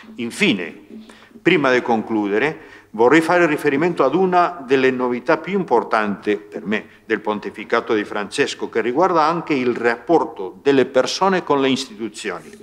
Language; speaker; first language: Italian; non-native, fluent; Spanish